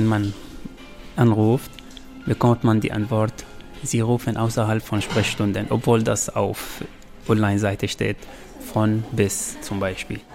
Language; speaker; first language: German; non-native, fluent; Arabic